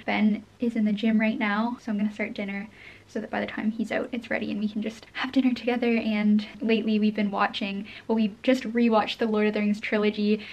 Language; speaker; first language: English; native; English